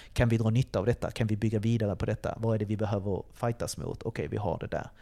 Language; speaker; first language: Swedish; early bilingual, other home language; Spanish